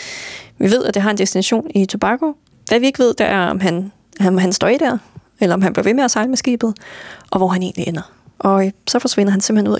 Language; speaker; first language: Danish; native; Danish